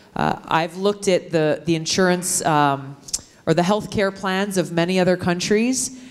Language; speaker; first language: English; native; English